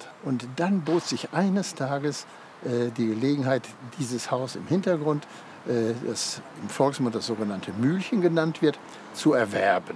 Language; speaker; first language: German; native; German